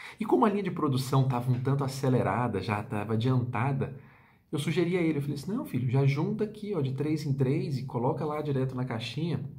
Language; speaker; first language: Portuguese; native; Portuguese